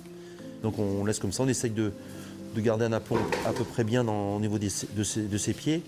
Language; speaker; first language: French; native; French